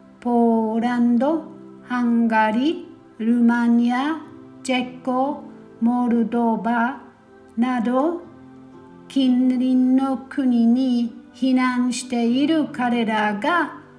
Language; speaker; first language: Japanese; non-native, fluent; German